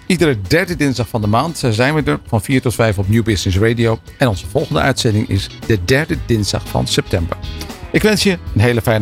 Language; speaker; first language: Dutch; native; Dutch